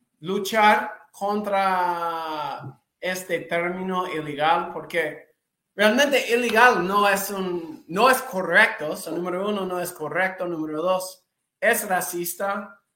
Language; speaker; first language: Spanish; non-native, fluent; English